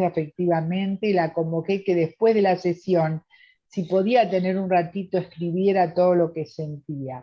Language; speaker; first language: Spanish; native; Spanish